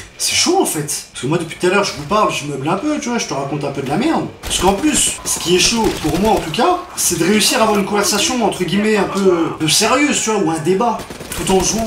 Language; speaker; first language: French; native; French